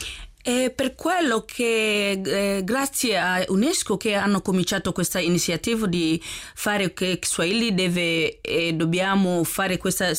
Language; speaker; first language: Italian; non-native, learner; Swahili